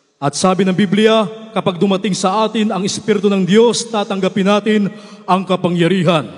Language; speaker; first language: Filipino; native; Filipino